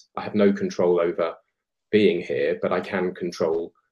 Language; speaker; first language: English; native; English